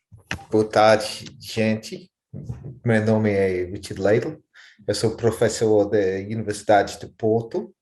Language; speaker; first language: Portuguese; non-native, fluent; English